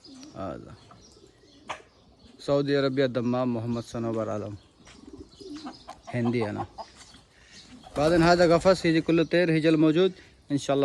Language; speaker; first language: Arabic; non-native, learner; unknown